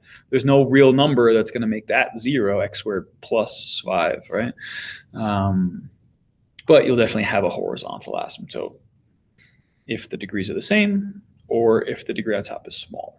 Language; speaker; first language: English; native; English